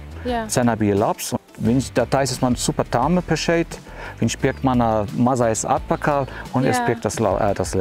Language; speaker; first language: Latvian; non-native, learner; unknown